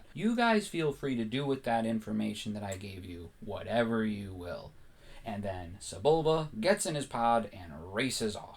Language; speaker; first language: English; native; English